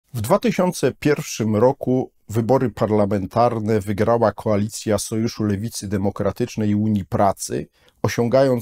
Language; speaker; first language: Polish; native; Polish